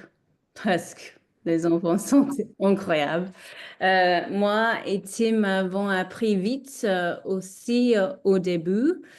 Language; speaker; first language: French; non-native, learner; English